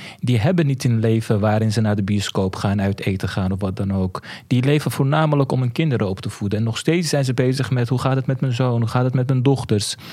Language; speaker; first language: Dutch; early bilingual, other home language; Turkish